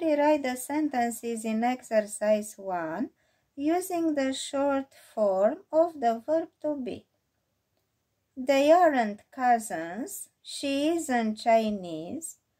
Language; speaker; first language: English; non-native, fluent; Romanian